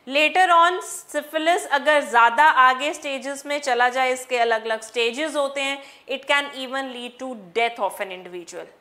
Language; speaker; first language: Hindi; non-native, local second language; Punjabi